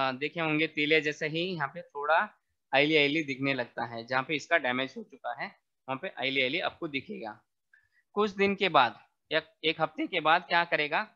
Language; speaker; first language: Hindi; non-native, local second language; Marathi